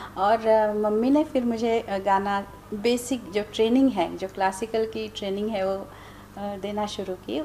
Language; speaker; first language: Hindi; non-native, local second language; Marathi